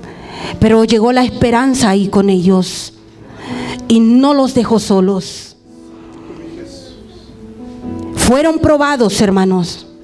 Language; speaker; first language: Spanish; native; Spanish